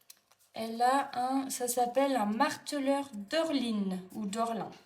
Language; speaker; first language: French; native; French